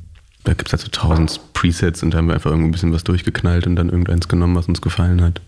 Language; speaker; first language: German; native; German